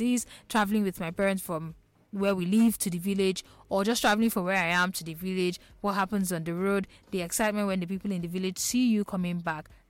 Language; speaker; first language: English; non-native, local second language; Igbo